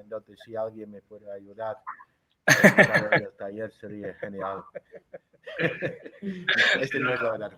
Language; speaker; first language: Spanish; non-native, fluent; English